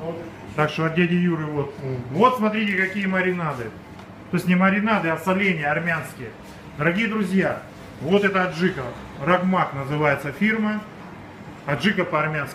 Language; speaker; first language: Russian; native; Russian